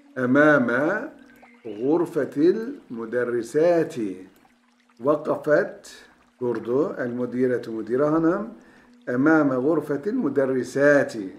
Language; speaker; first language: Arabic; non-native, fluent; Turkish